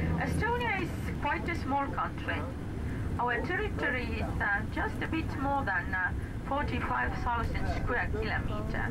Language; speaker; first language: English; non-native, fluent; Estonian